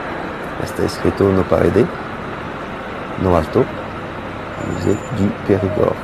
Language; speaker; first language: Portuguese; non-native, fluent; French